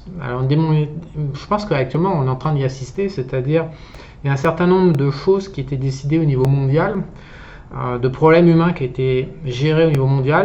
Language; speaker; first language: French; native; French